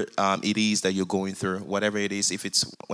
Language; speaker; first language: English; non-native, local second language; Yoruba